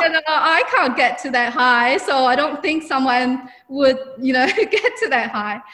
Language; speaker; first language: English; non-native, fluent; Chinese